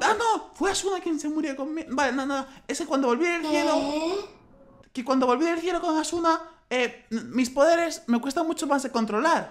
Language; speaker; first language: Spanish; native; Spanish